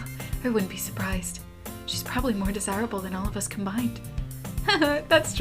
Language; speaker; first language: English; native; English